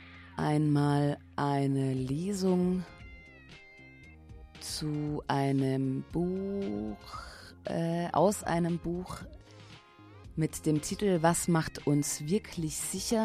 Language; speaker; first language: German; native; German